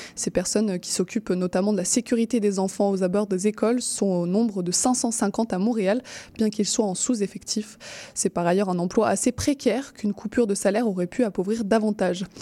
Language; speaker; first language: French; native; French